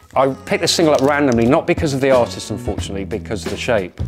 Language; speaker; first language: English; native; English